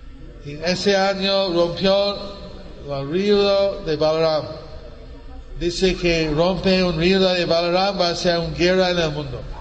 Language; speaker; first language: Spanish; non-native, learner; English